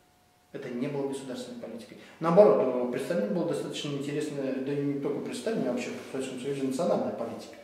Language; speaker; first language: Russian; native; Russian